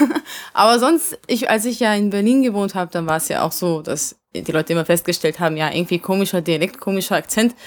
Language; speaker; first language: German; early bilingual, other home language; Hungarian